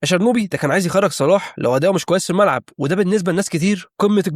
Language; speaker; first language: Arabic; native; Arabic